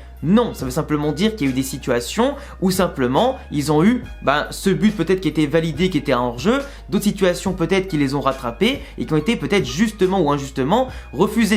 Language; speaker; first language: French; native; French